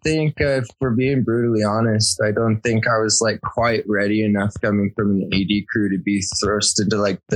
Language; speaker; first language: English; native; English